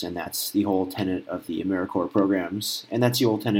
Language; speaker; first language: English; native; English